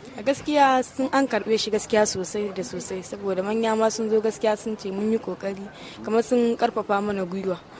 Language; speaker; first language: Hausa; native; Hausa